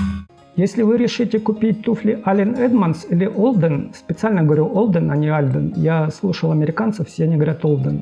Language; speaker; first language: Russian; native; Russian